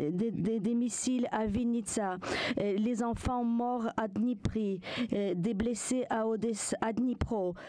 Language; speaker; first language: French; non-native, fluent; Ukrainian